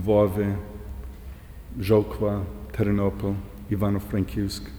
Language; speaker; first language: Ukrainian; early bilingual, heritage; English